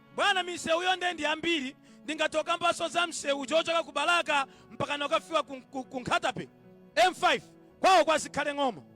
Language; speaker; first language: Nyanja; native; Nyanja